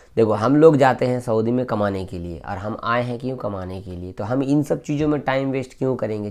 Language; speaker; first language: Hindi; native; Hindi